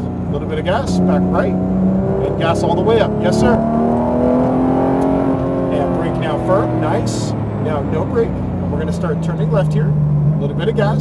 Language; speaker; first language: English; native; English